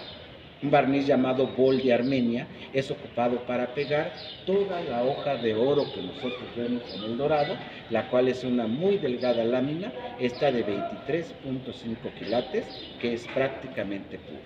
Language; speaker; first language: Spanish; native; Spanish